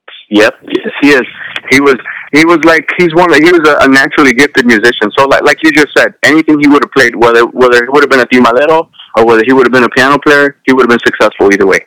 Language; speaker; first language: English; early bilingual, other home language; Spanish